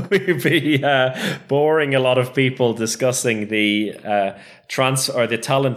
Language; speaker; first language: English; native; English